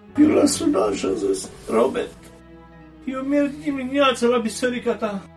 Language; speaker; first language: Romanian; native; Romanian